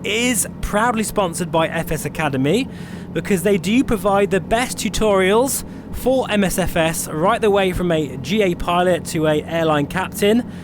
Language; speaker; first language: English; native; English